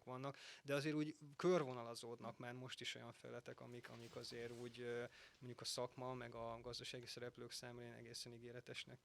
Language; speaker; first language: Hungarian; native; Hungarian